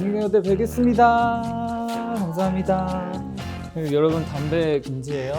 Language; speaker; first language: Korean; non-native, fluent; Chinese